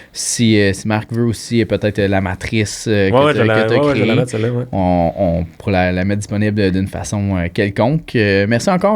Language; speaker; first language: French; native; French